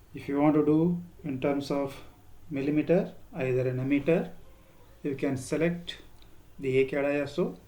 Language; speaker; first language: English; non-native, local second language; Kannada